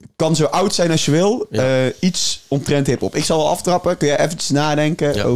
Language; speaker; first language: Dutch; native; Dutch